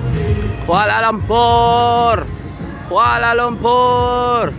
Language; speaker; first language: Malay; non-native, learner; Filipino